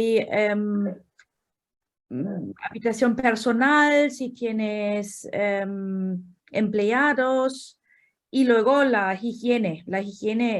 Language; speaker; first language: Spanish; non-native, fluent; German